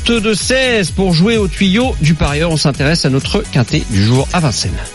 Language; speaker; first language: French; native; French